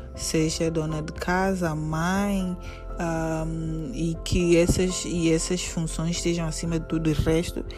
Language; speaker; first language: Portuguese; native; Portuguese